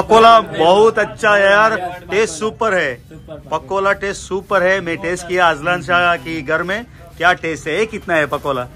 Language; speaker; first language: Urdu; non-native, local second language; Telugu